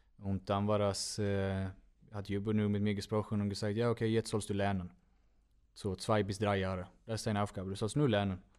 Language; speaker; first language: German; non-native, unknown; Swedish